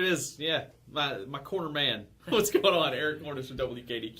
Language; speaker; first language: English; native; English